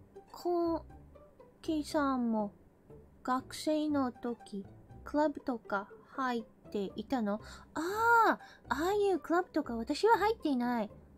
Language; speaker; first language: Japanese; non-native, fluent; English